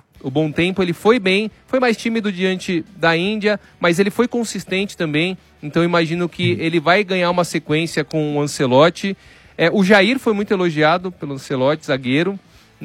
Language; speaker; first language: Portuguese; native; Portuguese